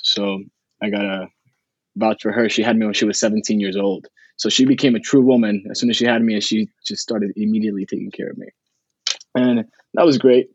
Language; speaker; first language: English; early bilingual, other home language; Spanish